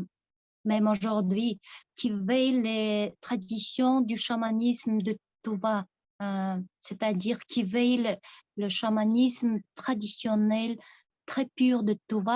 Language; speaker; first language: French; non-native, fluent; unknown